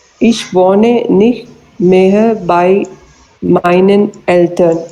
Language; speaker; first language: German; non-native, learner; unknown